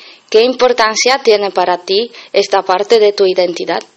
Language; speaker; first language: Spanish; non-native, fluent; Polish